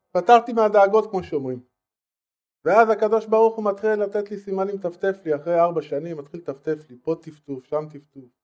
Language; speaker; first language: Hebrew; non-native, fluent; French